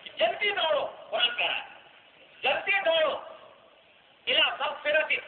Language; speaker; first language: Urdu; non-native, local second language; Pashto